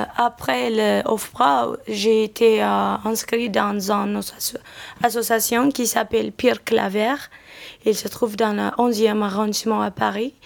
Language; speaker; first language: French; non-native, learner; Amharic